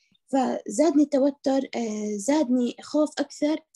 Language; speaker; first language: Arabic; native; Arabic